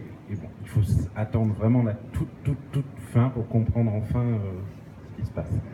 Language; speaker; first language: French; native; French